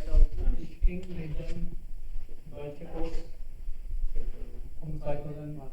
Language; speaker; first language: German; non-native, learner; Hindi